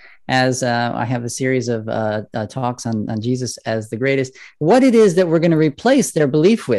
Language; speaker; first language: English; native; English